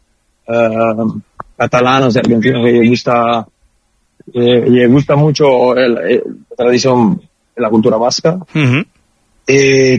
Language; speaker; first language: Spanish; non-native, learner; Italian